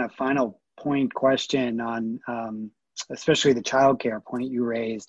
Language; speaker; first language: English; native; English